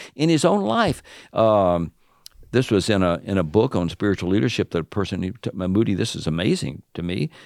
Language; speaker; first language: English; native; English